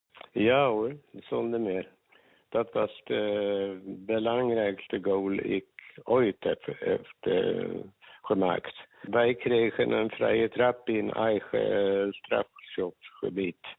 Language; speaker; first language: Dutch; non-native, fluent; Swedish